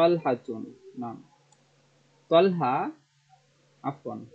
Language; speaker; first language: Arabic; non-native, learner; Bangla